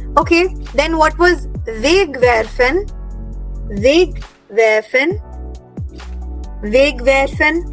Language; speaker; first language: German; non-native, fluent; Hindi